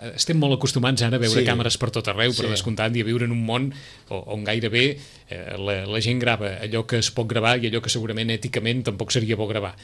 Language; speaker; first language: Catalan; native; Catalan